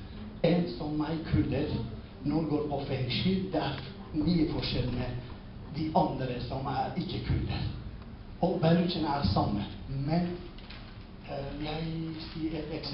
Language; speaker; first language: Norwegian; non-native, learner; Kurdish